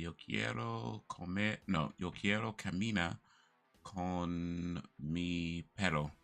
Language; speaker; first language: Spanish; non-native, learner; English